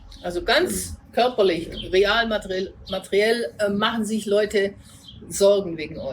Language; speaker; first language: German; native; German